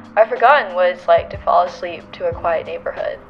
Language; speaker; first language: English; native; English